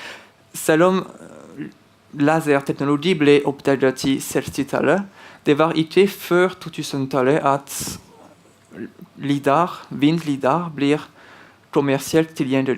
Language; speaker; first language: Norwegian; non-native, fluent; French